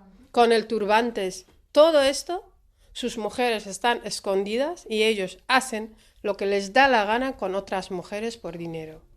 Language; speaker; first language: Spanish; non-native, fluent; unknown